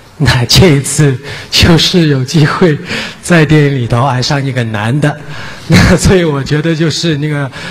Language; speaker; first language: Chinese; non-native, fluent; Cantonese